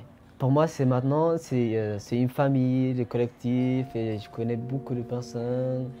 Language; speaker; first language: French; non-native, fluent; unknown